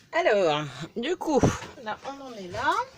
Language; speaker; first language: French; native; French